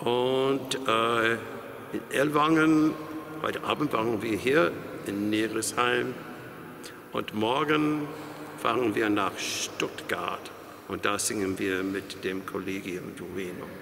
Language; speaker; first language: German; non-native, fluent; English